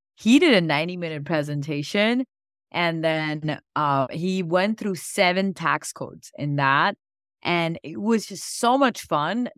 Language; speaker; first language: English; non-native, local second language; Gujarati